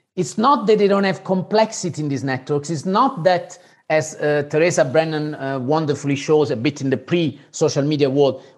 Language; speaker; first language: English; non-native, fluent; Italian